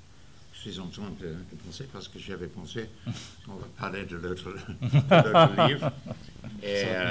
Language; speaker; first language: French; non-native, fluent; English